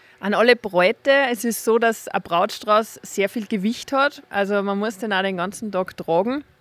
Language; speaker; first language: German; native; German